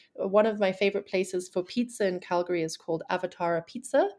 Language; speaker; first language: English; native; English